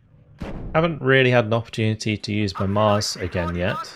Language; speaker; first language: English; native; English